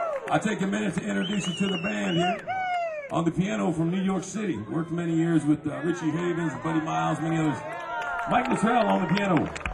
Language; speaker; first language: English; native; English